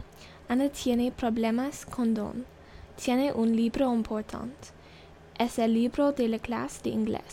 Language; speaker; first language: Spanish; non-native, learner; English